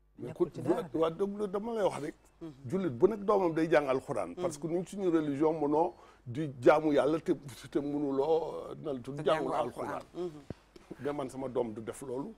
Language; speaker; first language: Wolof; non-native, local second language; Fula